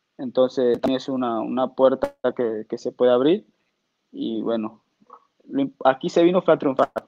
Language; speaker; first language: Spanish; native; Spanish